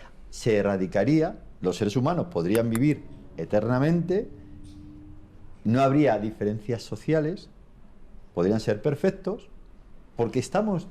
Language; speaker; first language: Spanish; native; Spanish